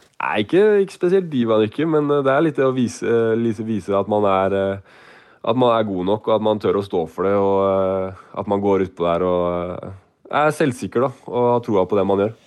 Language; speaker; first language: Norwegian; native; Norwegian